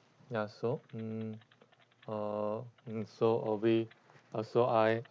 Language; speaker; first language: English; non-native, learner; Korean